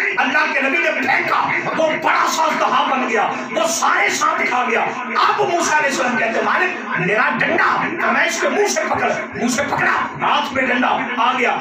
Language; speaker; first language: Urdu; non-native, local second language; Punjabi